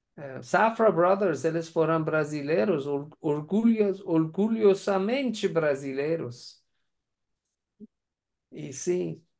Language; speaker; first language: Portuguese; non-native, learner; Persian